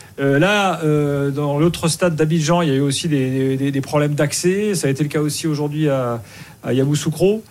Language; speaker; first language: French; native; French